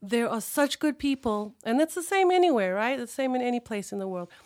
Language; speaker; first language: English; early bilingual, other home language; Hebrew